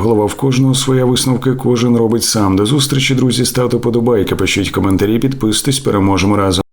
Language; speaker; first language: Ukrainian; native; Ukrainian